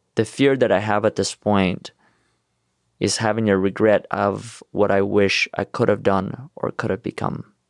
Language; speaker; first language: English; non-native, fluent; Russian